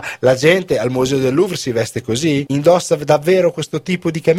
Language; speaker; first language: Italian; native; Italian